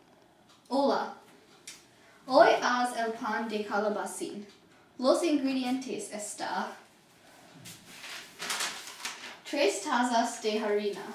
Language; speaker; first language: Spanish; non-native, learner; English